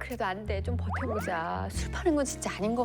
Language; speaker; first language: Korean; native; Korean